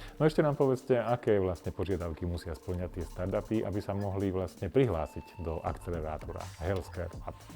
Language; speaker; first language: Slovak; native; Slovak